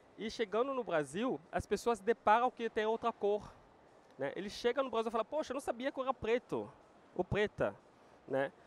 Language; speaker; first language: Portuguese; non-native, fluent; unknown